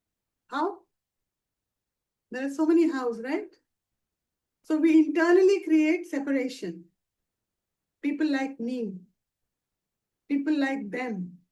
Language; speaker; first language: English; non-native, local second language; Hindi